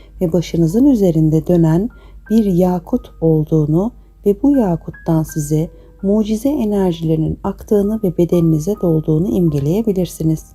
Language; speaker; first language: Turkish; native; Turkish